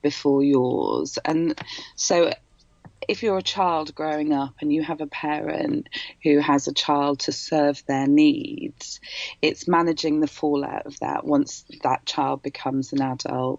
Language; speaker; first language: English; native; English